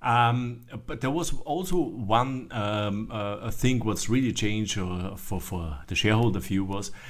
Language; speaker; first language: English; non-native, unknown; German